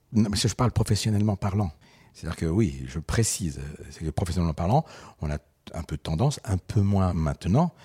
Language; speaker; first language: French; early bilingual, other home language; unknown